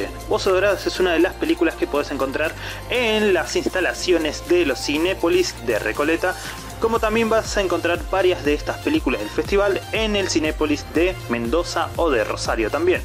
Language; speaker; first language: Spanish; native; Spanish